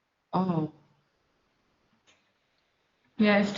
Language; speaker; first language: English; non-native, learner; Vietnamese